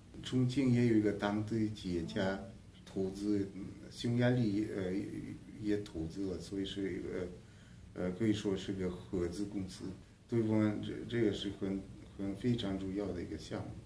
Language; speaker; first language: Chinese; non-native, fluent; Hungarian